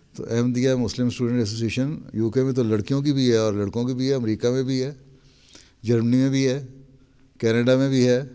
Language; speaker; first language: Urdu; native; Urdu